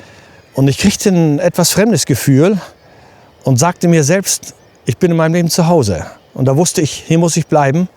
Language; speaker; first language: German; native; German